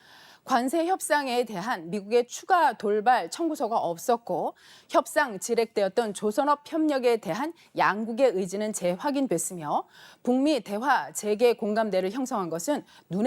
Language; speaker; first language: Korean; native; Korean